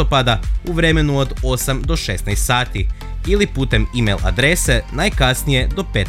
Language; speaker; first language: Croatian; native; Croatian